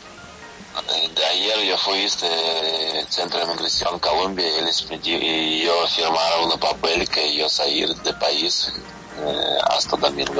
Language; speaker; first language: Spanish; non-native, learner; Russian